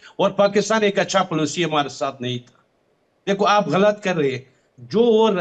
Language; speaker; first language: Hindi; non-native, fluent; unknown